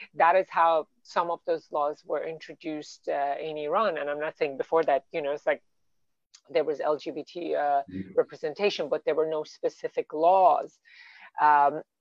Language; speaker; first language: English; non-native, fluent; Persian